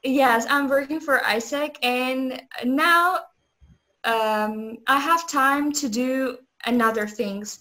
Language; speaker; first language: English; non-native, learner; Azerbaijani